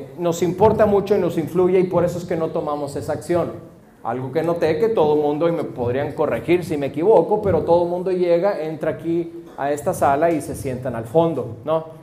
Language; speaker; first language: Spanish; early bilingual, heritage; Spanish